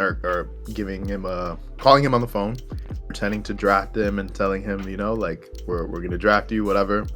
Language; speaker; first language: English; native; English